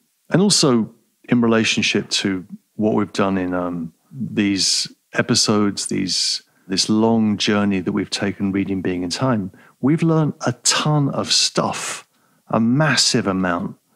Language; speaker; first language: English; native; English